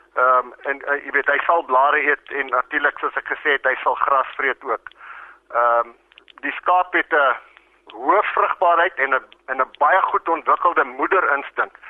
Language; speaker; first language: Afrikaans; native; Afrikaans